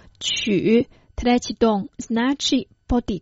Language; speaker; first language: Croatian; non-native, fluent; Chinese